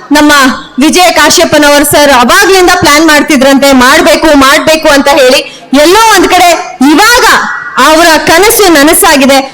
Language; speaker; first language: Kannada; non-native, local second language; Kodava